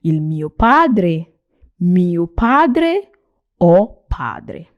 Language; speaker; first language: Italian; non-native, fluent; Nigerian Pidgin